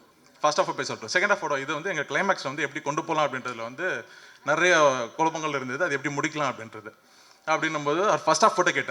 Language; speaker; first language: Tamil; native; Tamil